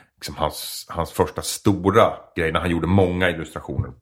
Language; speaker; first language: Swedish; native; Swedish